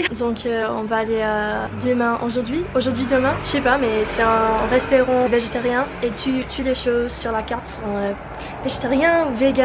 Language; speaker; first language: French; non-native, learner; English